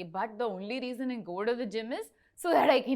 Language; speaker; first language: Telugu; non-native, local second language; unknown